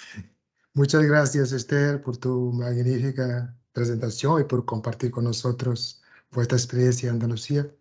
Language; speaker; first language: Spanish; non-native, fluent; Portuguese